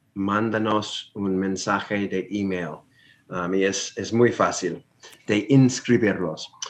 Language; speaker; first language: Spanish; non-native, fluent; English